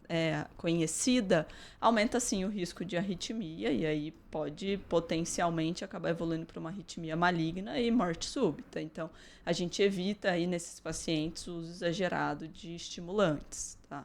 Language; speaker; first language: Portuguese; native; Portuguese